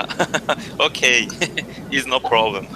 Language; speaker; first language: English; non-native, learner; Spanish